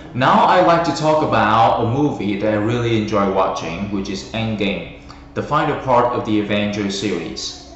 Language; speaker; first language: English; non-native, fluent; Vietnamese